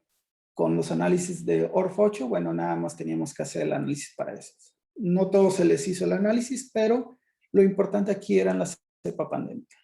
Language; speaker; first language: Spanish; native; Spanish